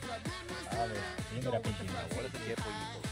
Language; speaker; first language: Spanish; native; Spanish